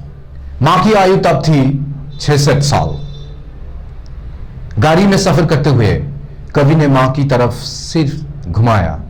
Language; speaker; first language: Hindi; non-native, local second language; Bangla